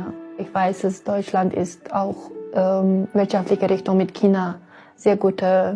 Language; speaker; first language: German; non-native, learner; Uyghur